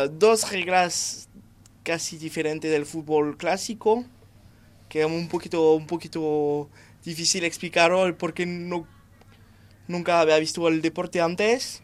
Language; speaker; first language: Spanish; non-native, fluent; French